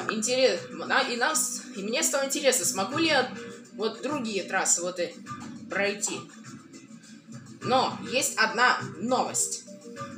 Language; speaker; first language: Russian; native; Russian